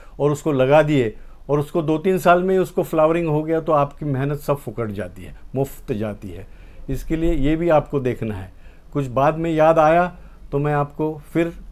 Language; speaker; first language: Hindi; non-native, local second language; Marathi